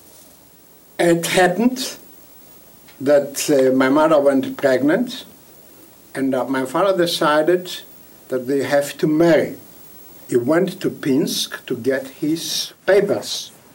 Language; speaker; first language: English; non-native, fluent; Yiddish